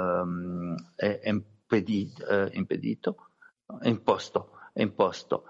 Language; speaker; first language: Italian; non-native, learner; Arabic